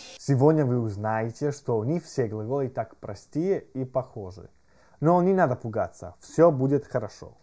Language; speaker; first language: Russian; non-native, fluent; Italian